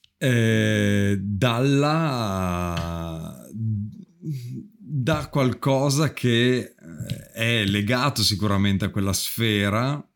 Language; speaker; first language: Italian; native; Italian